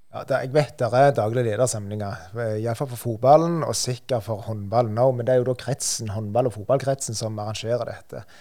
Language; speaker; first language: Norwegian; native; Norwegian